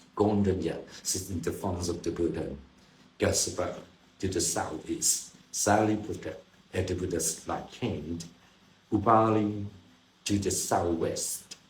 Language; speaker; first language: English; non-native, learner; Thai